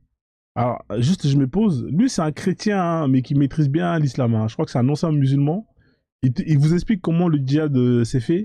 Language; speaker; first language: French; native; French